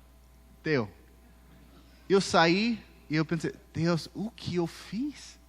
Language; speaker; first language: Portuguese; early bilingual, heritage; Portuguese